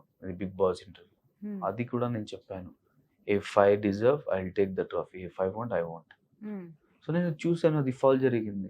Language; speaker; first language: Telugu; non-native, learner; Hindi